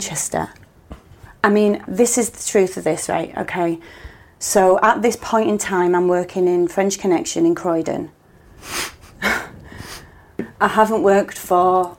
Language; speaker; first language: English; native; English